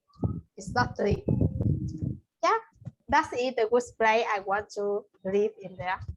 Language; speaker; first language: English; non-native, learner; Vietnamese